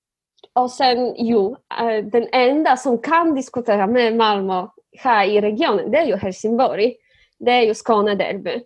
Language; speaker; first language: Swedish; non-native, fluent; Polish